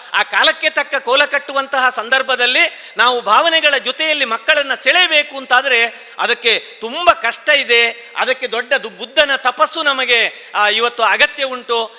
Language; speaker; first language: Kannada; non-native, local second language; Tulu